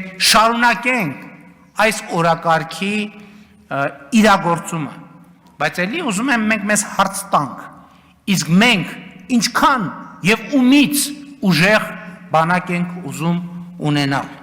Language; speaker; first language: Armenian; native; Armenian